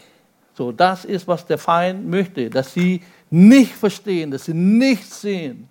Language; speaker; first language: German; non-native, fluent; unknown